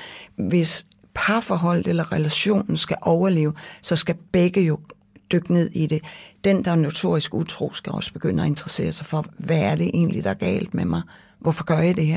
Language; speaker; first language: Danish; native; Danish